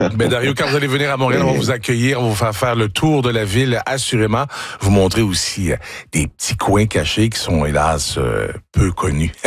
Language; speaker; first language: French; native; French